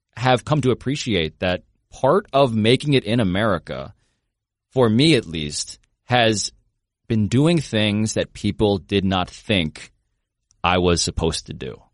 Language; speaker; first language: English; native; English